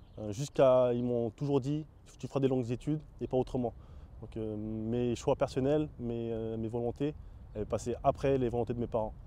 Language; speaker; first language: French; early bilingual, other home language; Vietnamese